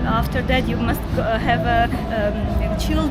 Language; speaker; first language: English; non-native, learner; Armenian